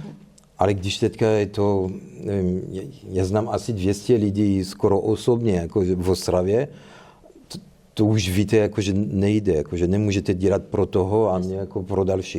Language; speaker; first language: Czech; non-native, fluent; French